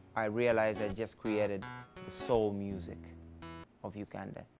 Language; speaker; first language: English; non-native, local second language; Ganda